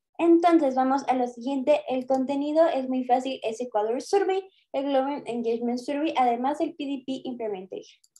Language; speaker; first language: Spanish; native; Spanish